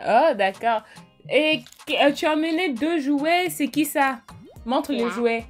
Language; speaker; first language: French; non-native, fluent; English